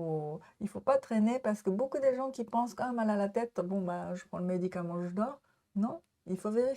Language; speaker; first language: French; non-native, learner; Japanese